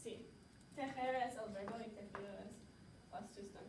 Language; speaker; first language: Spanish; non-native, learner; English